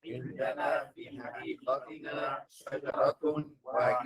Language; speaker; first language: Arabic; non-native, learner; English